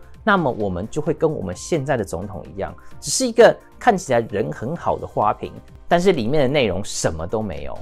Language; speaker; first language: Chinese; native; Chinese